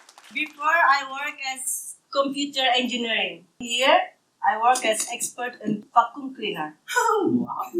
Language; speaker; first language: English; non-native, learner; Indonesian